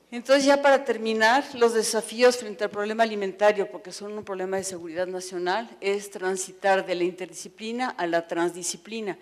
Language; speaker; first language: Spanish; native; Spanish